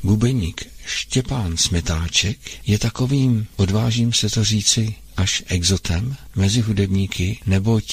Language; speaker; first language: Czech; native; Czech